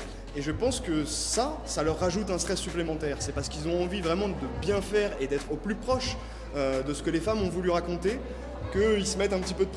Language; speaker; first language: French; native; French